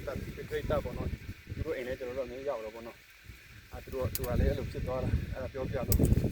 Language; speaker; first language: Burmese; non-native, local second language; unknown